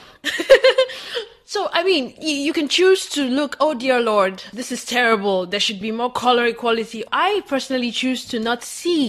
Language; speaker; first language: English; non-native, local second language; Yoruba